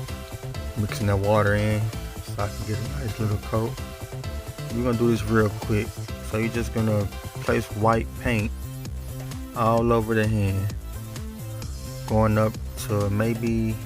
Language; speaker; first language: English; native; English